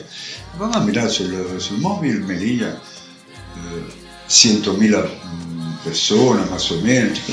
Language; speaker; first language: Spanish; non-native, learner; Italian